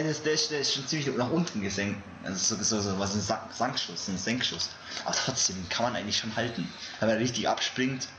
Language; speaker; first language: German; native; German